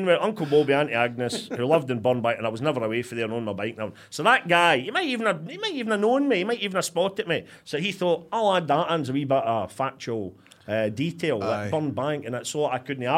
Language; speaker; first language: English; native; English